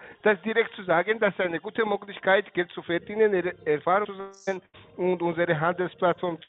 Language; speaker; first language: German; non-native, learner; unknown